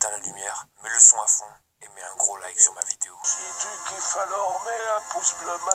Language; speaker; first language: French; native; French